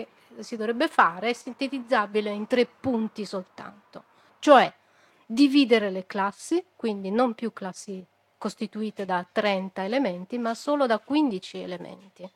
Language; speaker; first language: Italian; native; Italian